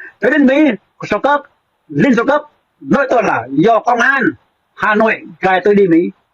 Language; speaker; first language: Vietnamese; non-native, local second language; Jarai